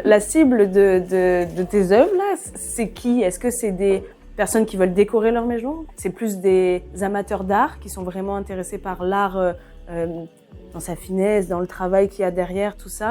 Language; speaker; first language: French; native; French